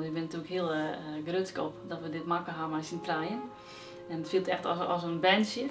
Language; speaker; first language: Dutch; non-native, local second language; Western Frisian